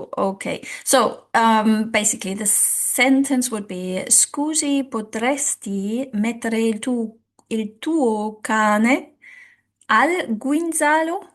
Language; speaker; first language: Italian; non-native, learner; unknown